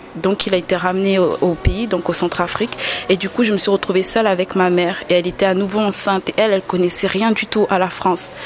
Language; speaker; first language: French; early bilingual, other home language; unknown